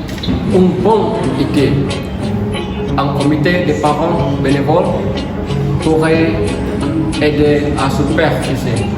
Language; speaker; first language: French; non-native, learner; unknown